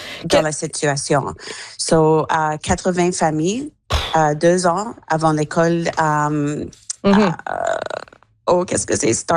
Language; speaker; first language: French; non-native, learner; English